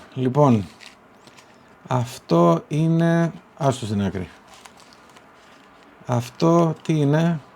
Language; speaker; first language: Greek; native; Greek